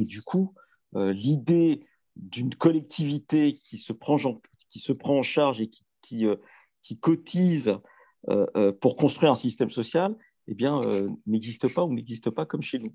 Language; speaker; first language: French; native; French